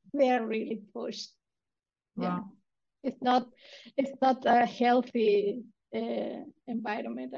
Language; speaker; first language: English; non-native, fluent; Spanish